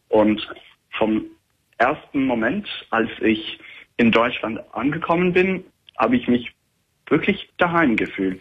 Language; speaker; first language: German; non-native, fluent; English